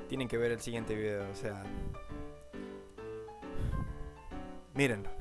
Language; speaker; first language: Spanish; native; Spanish